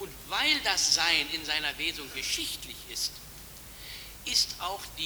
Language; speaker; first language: German; native; German